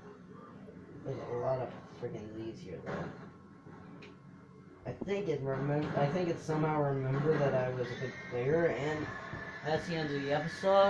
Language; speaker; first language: English; native; English